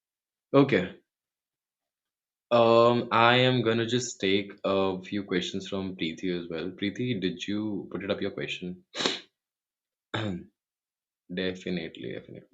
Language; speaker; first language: English; non-native, local second language; Hindi